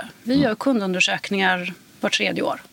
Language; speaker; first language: Swedish; native; Swedish